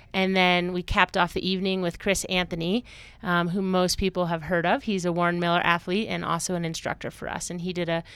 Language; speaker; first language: English; native; English